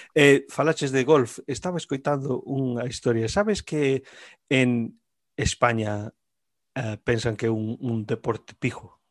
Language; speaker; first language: Galician; native; Galician